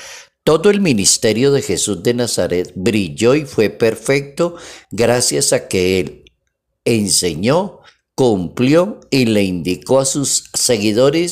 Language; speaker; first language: Spanish; native; Spanish